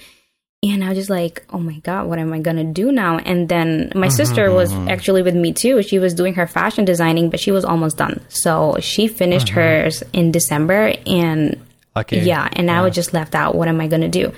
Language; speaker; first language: English; non-native, local second language; Urdu